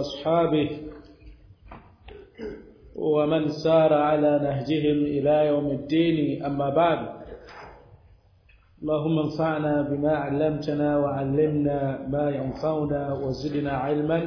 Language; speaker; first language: Arabic; non-native, fluent; Swahili